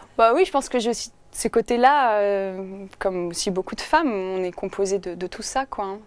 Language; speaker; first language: French; native; French